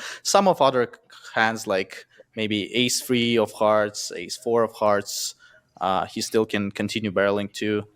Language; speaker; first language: English; non-native, fluent; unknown